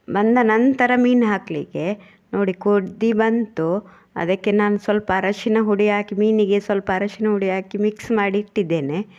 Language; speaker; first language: Kannada; non-native, local second language; Tulu